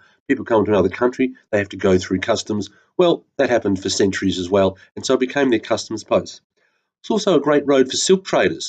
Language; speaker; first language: English; native; English